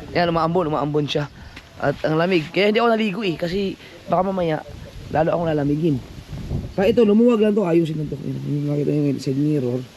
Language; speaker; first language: Filipino; non-native, local second language; Cebuano